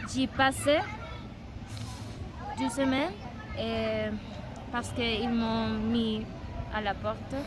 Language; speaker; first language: French; non-native, learner; Spanish